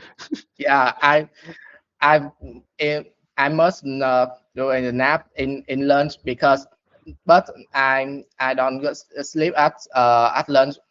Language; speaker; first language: English; non-native, learner; Vietnamese